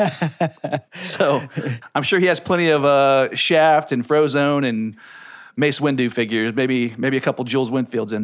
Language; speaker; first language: English; native; English